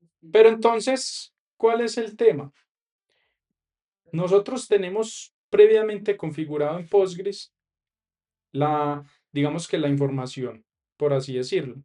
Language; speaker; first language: Spanish; native; Spanish